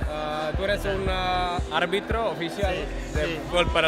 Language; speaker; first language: Spanish; non-native, learner; Finnish